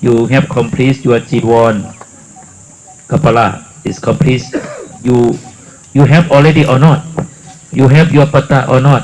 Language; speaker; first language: English; non-native, learner; Thai